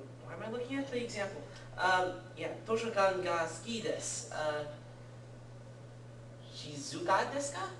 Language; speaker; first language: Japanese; non-native, learner; English